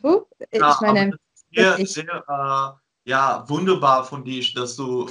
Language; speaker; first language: German; non-native, learner; Dutch